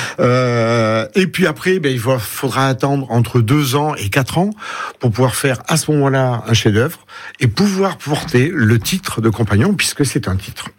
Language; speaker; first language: French; native; French